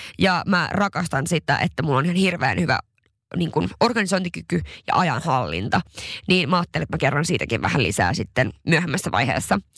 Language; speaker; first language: Finnish; non-native, local second language; Swedish